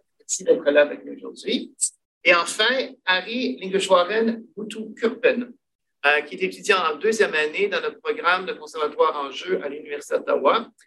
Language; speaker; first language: French; native; French